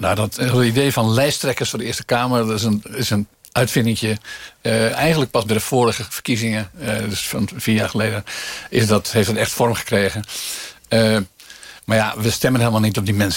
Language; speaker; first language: Dutch; native; Dutch